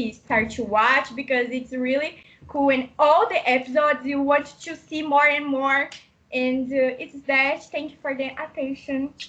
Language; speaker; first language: English; non-native, learner; Portuguese